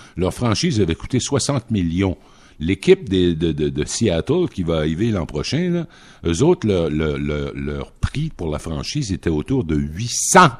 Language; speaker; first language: French; native; French